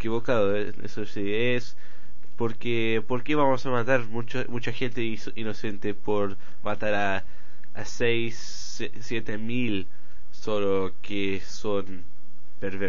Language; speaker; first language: Spanish; non-native, fluent; English